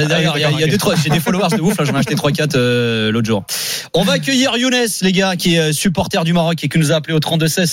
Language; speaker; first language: French; native; French